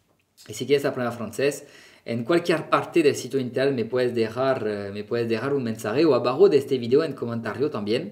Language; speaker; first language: Spanish; non-native, fluent; French